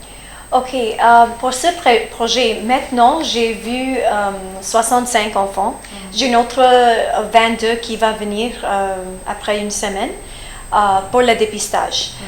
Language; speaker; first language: French; early bilingual, heritage; French